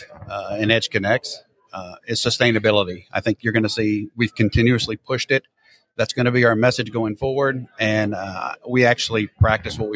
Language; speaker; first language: English; native; English